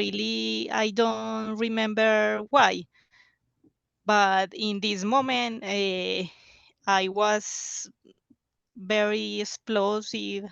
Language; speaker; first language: English; non-native, learner; Spanish